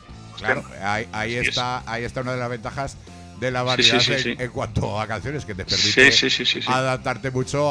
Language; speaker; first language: Spanish; native; Spanish